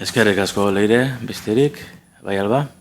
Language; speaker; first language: Basque; native; Basque